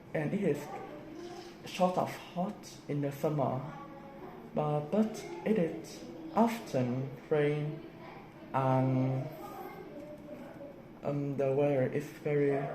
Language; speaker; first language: English; non-native, learner; Vietnamese